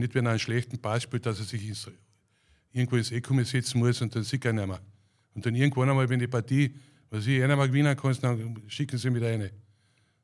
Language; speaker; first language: German; native; German